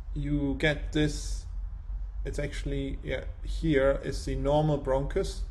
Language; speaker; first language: English; non-native, fluent; German